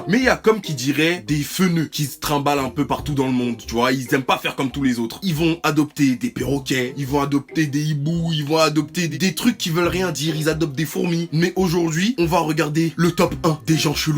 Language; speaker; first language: French; native; French